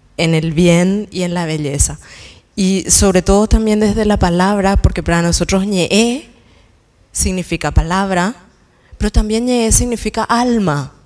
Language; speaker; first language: Spanish; native; Spanish